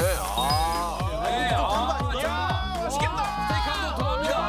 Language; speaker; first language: Korean; native; Korean